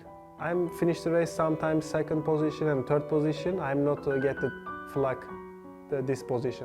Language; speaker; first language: English; non-native, learner; Turkish